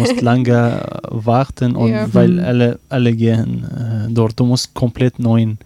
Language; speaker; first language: German; non-native, learner; Arabic